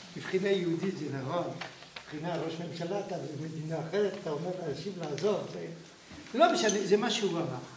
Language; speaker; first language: Hebrew; non-native, fluent; French